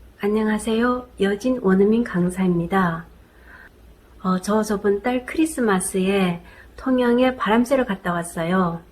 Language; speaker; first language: Korean; non-native, fluent; Chinese